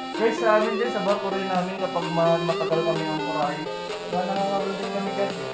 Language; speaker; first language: Filipino; non-native, local second language; Iloko